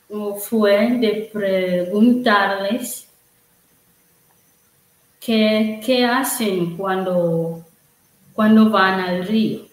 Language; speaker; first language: Spanish; non-native, learner; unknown